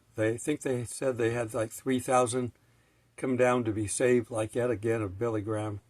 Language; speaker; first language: English; native; English